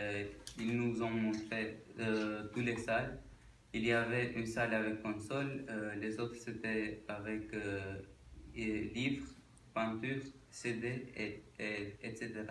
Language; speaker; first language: French; non-native, learner; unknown